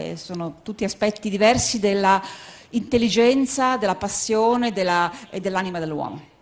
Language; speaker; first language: Italian; native; Italian